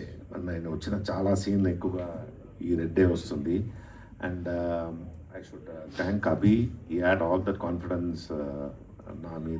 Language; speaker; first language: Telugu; non-native, learner; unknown